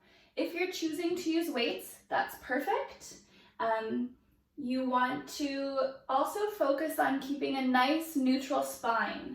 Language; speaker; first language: English; native; English